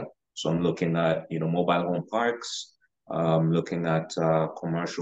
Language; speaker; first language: English; non-native, local second language; Ganda